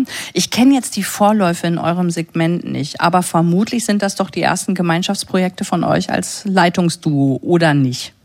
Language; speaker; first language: German; native; German